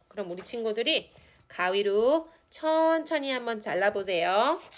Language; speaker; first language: Korean; native; Korean